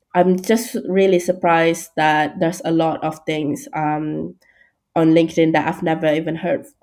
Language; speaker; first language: English; non-native, local second language; Malay